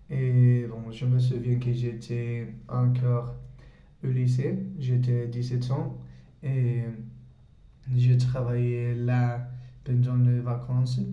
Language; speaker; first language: French; non-native, learner; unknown